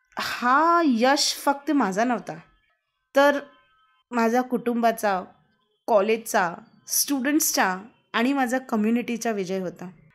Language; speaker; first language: Marathi; non-native, local second language; Hindi